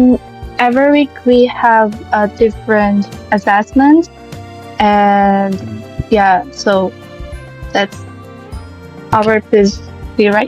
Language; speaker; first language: English; non-native, learner; Indonesian